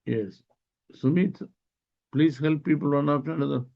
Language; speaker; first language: English; non-native, local second language; Malayalam